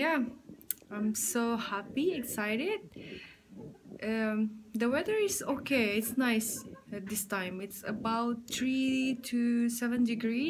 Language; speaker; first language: English; non-native, fluent; Indonesian